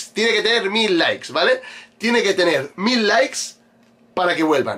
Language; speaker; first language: Spanish; native; Spanish